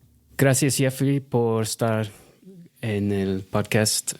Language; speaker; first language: Spanish; non-native, fluent; English